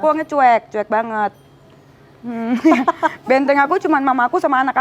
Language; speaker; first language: Indonesian; native; Indonesian